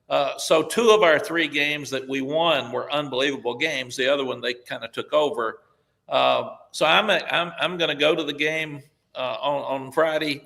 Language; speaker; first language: English; native; English